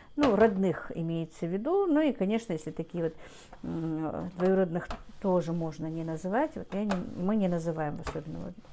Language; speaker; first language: Russian; non-native, local second language; Ingush